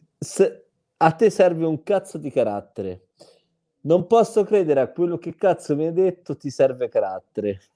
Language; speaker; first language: Italian; native; Italian